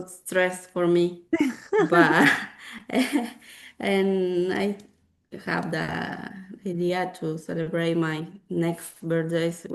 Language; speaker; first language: English; non-native, learner; Spanish